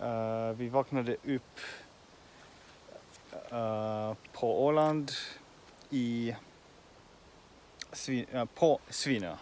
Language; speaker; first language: Swedish; non-native, learner; Finnish